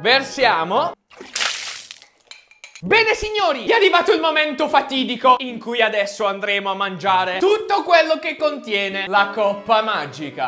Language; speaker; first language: Italian; native; Italian